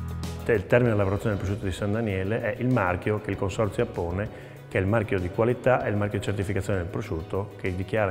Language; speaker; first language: Italian; native; Italian